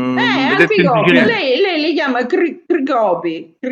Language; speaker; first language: Italian; native; Italian